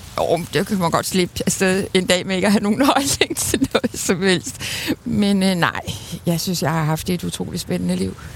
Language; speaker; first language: Danish; native; Danish